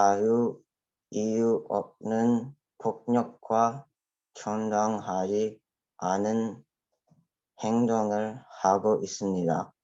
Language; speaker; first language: Korean; early bilingual, heritage; Korean